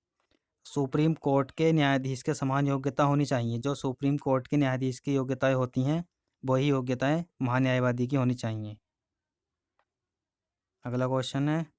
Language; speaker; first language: Hindi; native; Hindi